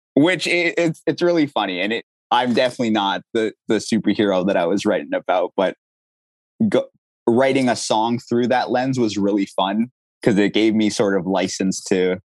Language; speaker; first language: English; native; English